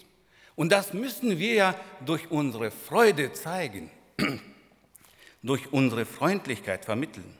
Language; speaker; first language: German; non-native, fluent; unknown